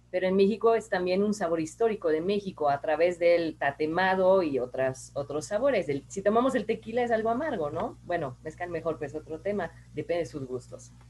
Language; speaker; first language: Spanish; non-native, fluent; French